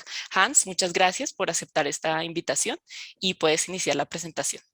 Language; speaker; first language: Spanish; native; Spanish